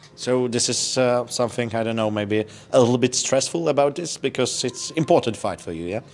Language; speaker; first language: English; non-native, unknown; Polish